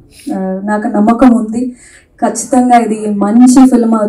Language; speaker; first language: Telugu; non-native, learner; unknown